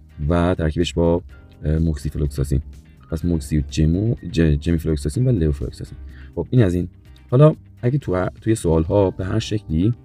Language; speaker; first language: Persian; native; Persian